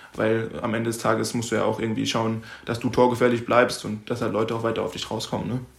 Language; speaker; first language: German; native; German